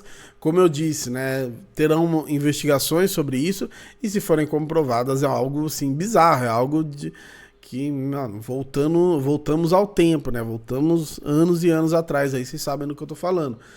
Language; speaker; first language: Portuguese; native; Portuguese